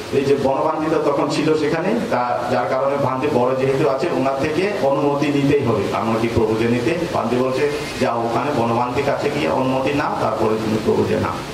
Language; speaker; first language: Bangla; non-native, local second language; Marma